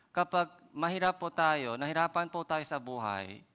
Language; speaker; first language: Filipino; non-native, fluent; Korean